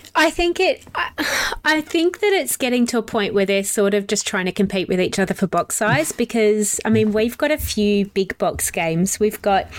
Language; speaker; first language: English; native; English